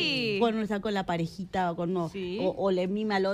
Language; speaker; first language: Spanish; native; Spanish